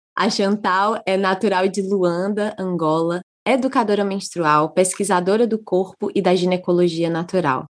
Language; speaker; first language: Portuguese; native; Portuguese